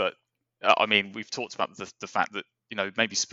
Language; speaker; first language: English; native; English